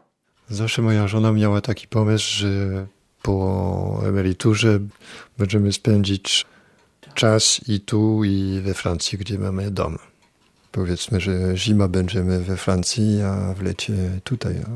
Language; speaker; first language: Polish; non-native, fluent; French